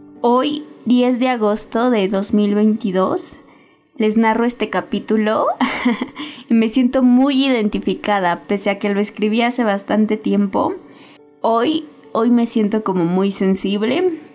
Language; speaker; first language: Spanish; native; Spanish